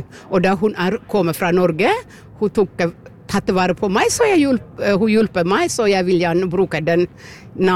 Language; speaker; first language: Norwegian; non-native, learner; Amharic